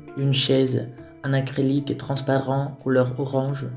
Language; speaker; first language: French; non-native, fluent; Portuguese